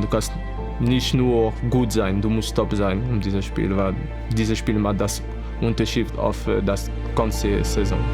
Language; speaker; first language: German; non-native, fluent; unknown